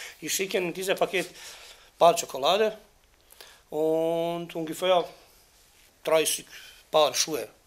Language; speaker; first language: German; non-native, learner; Bosnian